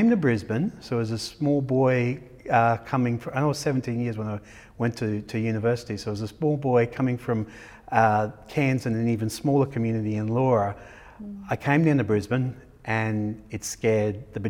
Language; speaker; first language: English; native; English